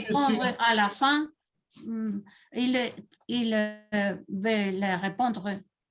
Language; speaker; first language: French; non-native, learner; Spanish